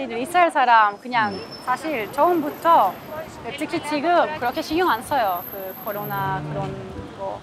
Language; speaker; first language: Korean; non-native, fluent; Hebrew